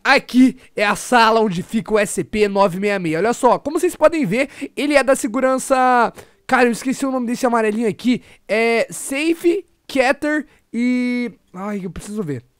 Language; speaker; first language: Portuguese; native; Portuguese